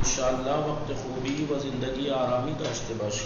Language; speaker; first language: Persian; non-native, fluent; Urdu